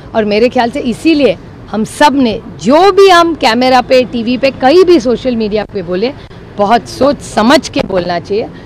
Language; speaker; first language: Hindi; non-native, local second language; Marathi